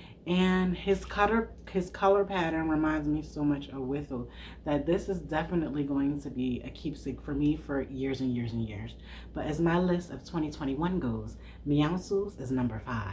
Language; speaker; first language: English; native; English